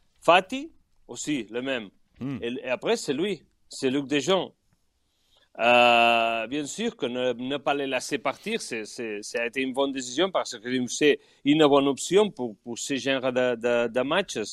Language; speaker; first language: French; non-native, learner; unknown